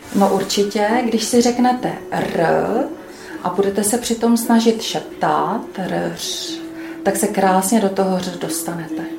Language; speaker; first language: Czech; native; Czech